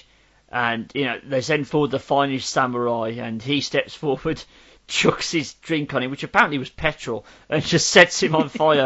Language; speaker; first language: English; native; English